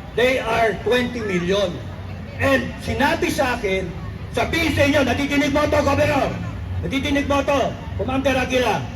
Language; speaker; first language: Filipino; non-native, local second language; Cebuano